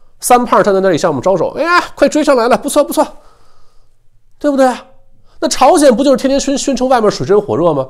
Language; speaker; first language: Chinese; native; Chinese